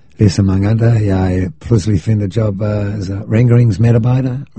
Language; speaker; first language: Danish; non-native, learner; English